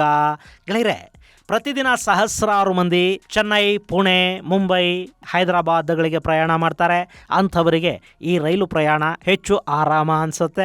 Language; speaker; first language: Kannada; native; Kannada